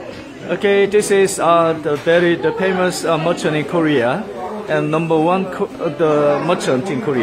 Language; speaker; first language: English; non-native, learner; Korean